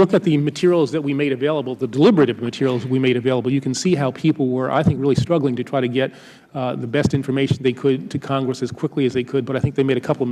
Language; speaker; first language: English; native; English